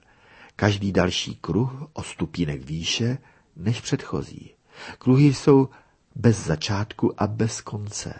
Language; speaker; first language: Czech; native; Czech